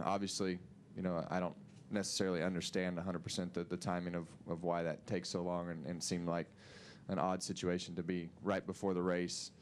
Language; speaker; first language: English; native; English